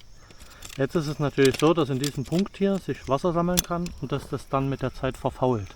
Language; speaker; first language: German; native; German